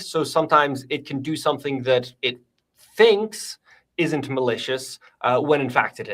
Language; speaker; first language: English; native; English